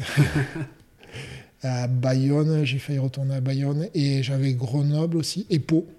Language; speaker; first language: French; native; French